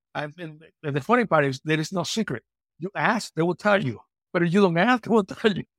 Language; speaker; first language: English; non-native, fluent; Spanish